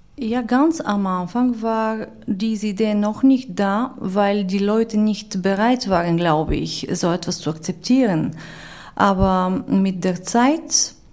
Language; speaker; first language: German; non-native, fluent; Bulgarian